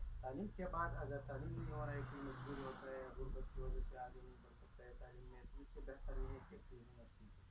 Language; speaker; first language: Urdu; non-native, local second language; Pashto